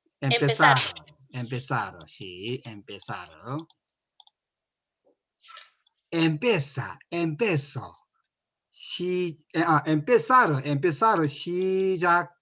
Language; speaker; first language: Spanish; non-native, learner; Korean